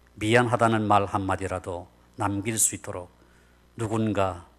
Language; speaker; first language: Korean; native; Korean